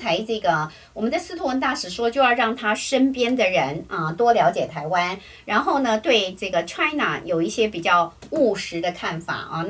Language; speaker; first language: Chinese; native; Chinese